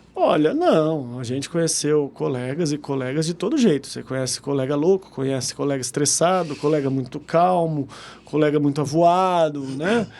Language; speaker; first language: Portuguese; native; Portuguese